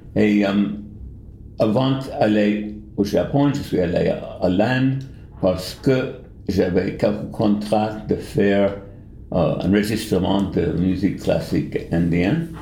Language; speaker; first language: French; non-native, fluent; English